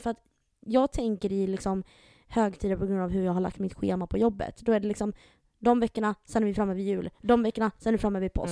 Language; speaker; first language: Swedish; native; Swedish